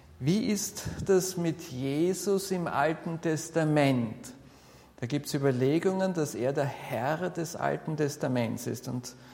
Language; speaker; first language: German; native; German